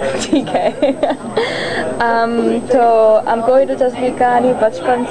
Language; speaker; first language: Hindi; non-native, learner; English